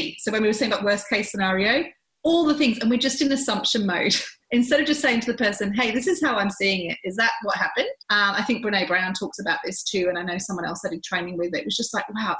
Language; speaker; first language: English; native; English